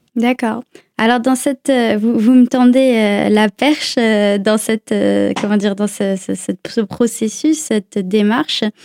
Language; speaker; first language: French; native; French